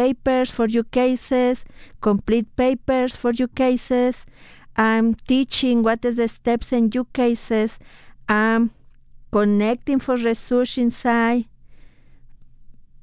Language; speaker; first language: English; non-native, fluent; Spanish